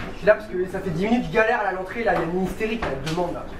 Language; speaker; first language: French; native; French